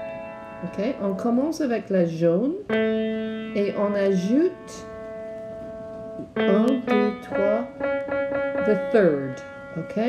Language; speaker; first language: French; non-native, learner; English